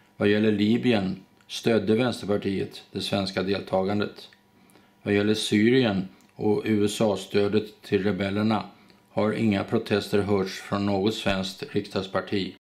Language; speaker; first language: Swedish; native; Swedish